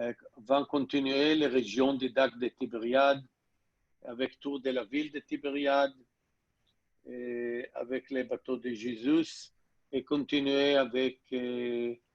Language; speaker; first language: French; non-native, learner; Hebrew